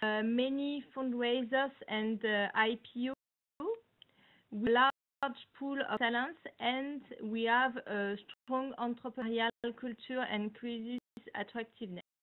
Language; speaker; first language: English; non-native, learner; French